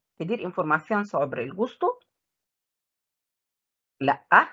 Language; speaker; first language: Spanish; non-native, fluent; Arabic